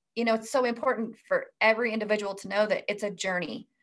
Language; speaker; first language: English; native; English